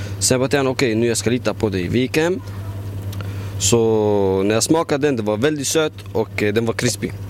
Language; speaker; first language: Swedish; non-native, fluent; Arabic